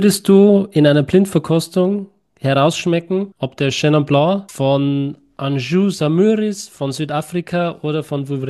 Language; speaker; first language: German; native; German